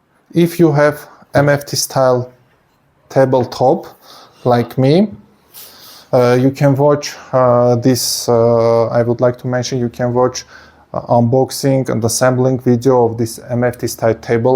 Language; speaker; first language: English; non-native, fluent; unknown